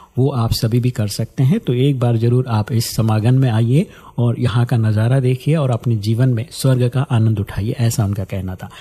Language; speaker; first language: Hindi; native; Hindi